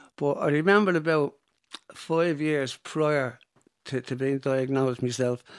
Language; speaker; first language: English; native; English